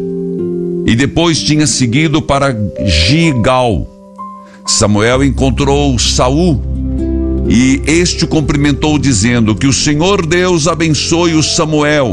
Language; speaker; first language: Portuguese; native; Portuguese